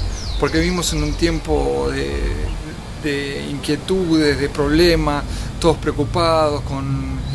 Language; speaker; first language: Spanish; native; Spanish